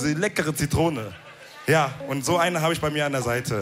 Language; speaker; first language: German; early bilingual, other home language; Wolof